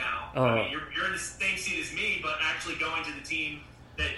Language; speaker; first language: English; native; English